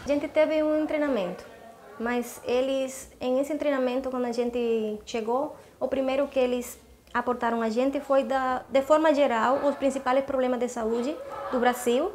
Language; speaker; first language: Portuguese; non-native, fluent; Spanish